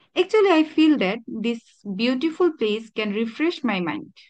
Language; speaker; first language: English; non-native, local second language; Bangla